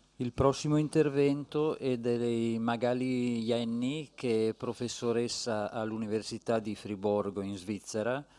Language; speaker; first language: Italian; native; Italian